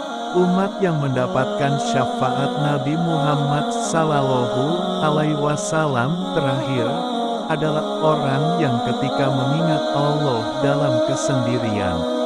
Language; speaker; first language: Indonesian; native; Indonesian